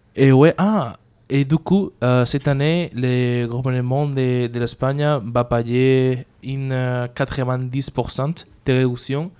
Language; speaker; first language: French; non-native, learner; Spanish